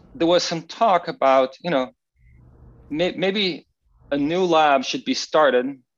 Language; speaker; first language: English; non-native, fluent; Dutch